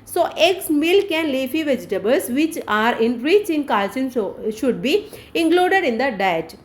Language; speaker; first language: English; non-native, local second language; Malayalam